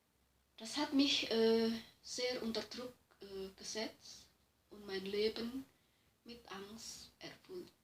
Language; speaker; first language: German; non-native, fluent; Javanese